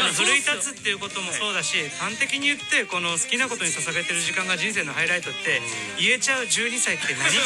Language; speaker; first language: Japanese; native; Japanese